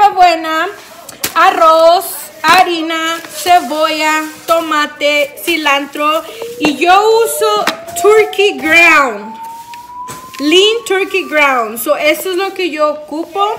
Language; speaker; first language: Spanish; early bilingual, heritage; Spanish